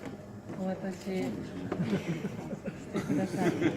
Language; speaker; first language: Japanese; non-native, fluent; Russian